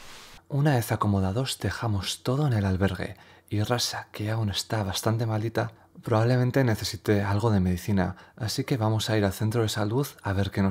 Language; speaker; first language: Spanish; native; Spanish